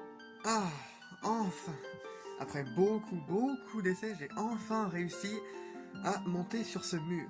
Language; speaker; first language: French; native; French